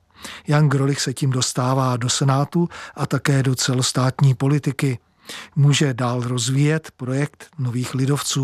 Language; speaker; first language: Czech; native; Czech